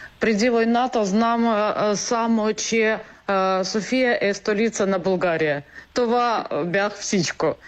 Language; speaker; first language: Bulgarian; non-native, learner; Ukrainian